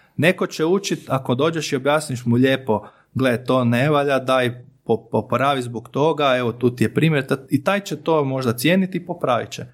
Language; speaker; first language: Croatian; native; Croatian